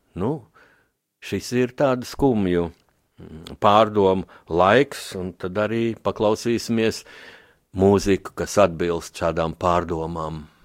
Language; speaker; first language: Latvian; native; Latvian